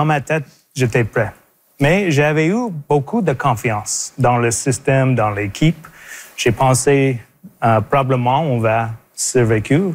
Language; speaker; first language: French; non-native, local second language; English